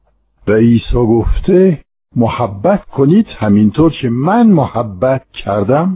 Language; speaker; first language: Persian; non-native, fluent; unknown